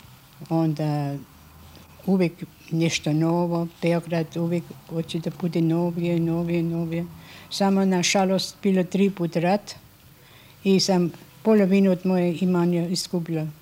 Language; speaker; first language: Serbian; non-native, learner; German